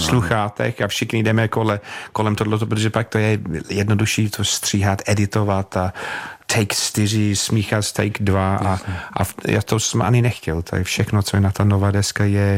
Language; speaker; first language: Czech; non-native, fluent; English